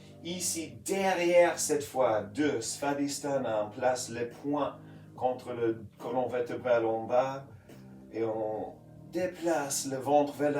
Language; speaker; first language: French; non-native, fluent; English